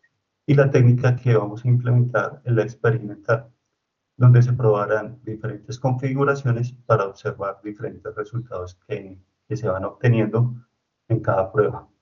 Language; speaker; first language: Spanish; native; Spanish